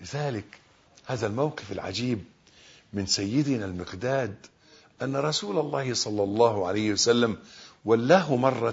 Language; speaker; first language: Arabic; native; Arabic